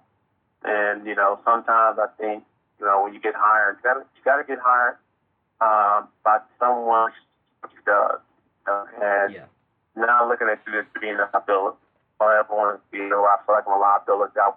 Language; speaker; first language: English; native; English